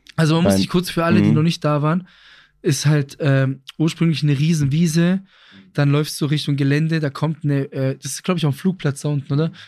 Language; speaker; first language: German; early bilingual, other home language; Greek